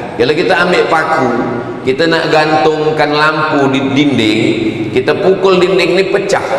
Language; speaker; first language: Malay; native; Malay